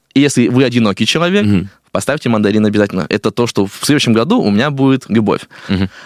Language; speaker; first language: Russian; non-native, fluent; Chinese